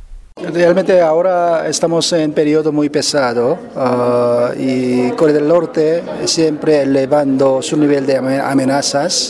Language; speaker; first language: Spanish; non-native, learner; Korean